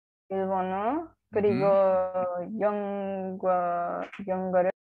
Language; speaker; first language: Korean; non-native, learner; Spanish